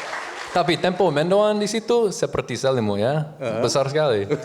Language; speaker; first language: Indonesian; non-native, learner; English